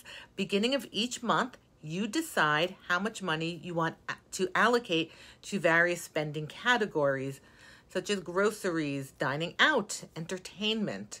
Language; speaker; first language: English; native; English